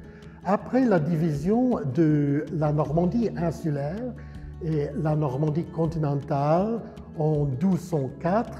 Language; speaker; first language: French; non-native, fluent; English